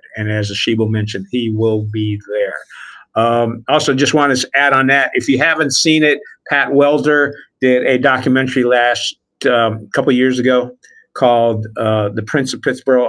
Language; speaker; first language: English; native; English